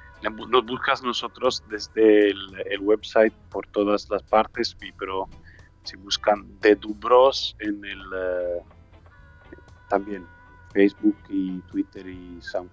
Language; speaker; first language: Spanish; non-native, learner; Italian